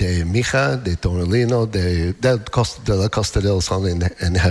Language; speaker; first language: Spanish; non-native, learner; English